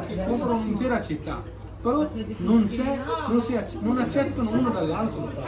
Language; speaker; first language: Italian; non-native, fluent; Urdu